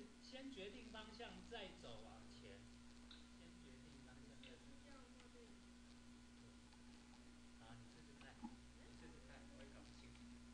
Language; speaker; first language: Chinese; native; Chinese